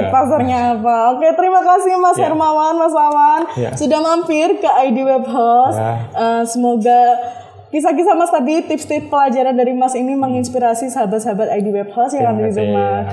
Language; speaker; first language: Indonesian; native; Indonesian